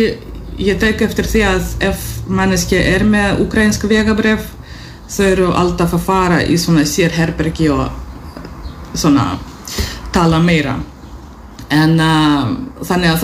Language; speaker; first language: Icelandic; non-native, fluent; Russian